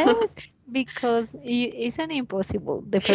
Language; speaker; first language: English; non-native, learner; Spanish